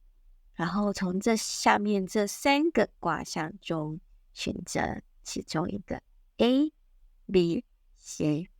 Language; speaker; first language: Chinese; native; Chinese